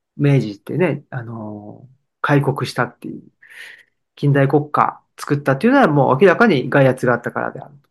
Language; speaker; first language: Japanese; native; Japanese